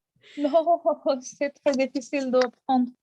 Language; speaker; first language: French; non-native, learner; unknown